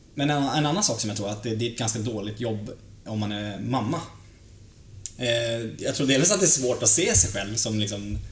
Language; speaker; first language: Swedish; native; Swedish